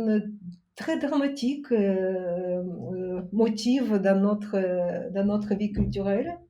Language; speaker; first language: French; non-native, fluent; Ukrainian